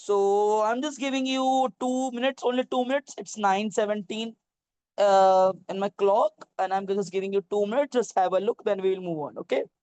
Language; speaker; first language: English; non-native, fluent; Hindi